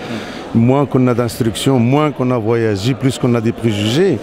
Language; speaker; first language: French; non-native, local second language; Arabic